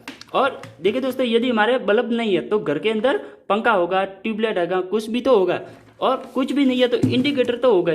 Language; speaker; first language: Hindi; native; Hindi